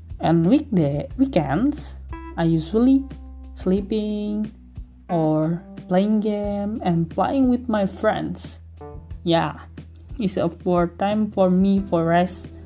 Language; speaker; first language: English; non-native, learner; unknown